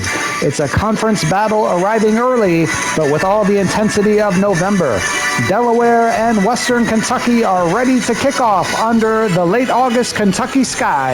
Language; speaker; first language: English; native; English